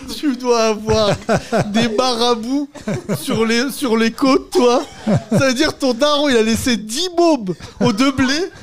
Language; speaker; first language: French; native; French